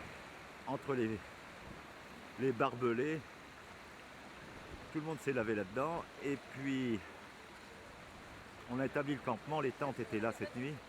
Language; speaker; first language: French; native; French